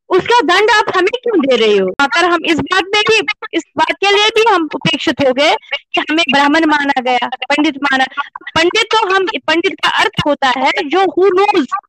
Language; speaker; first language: Hindi; non-native, local second language; Kashmiri